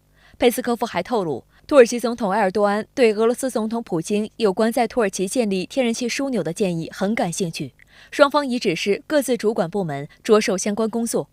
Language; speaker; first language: Chinese; native; Chinese